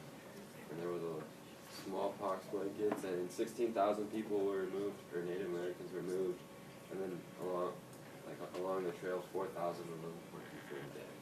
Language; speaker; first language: English; native; English